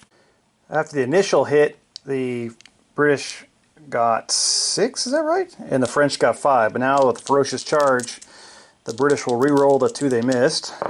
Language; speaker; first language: English; native; English